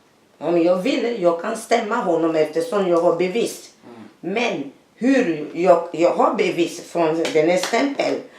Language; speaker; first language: Swedish; non-native, learner; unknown